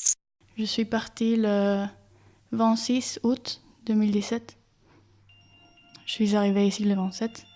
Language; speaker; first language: French; non-native, learner; Spanish